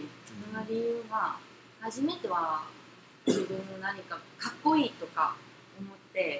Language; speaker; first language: Japanese; non-native, fluent; Korean